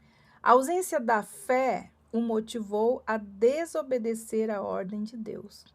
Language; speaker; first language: Portuguese; native; Portuguese